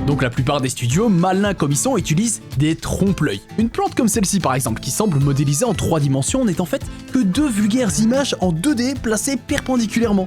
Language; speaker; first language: French; native; French